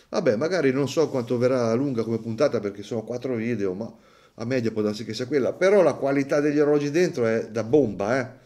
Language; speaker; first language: Italian; native; Italian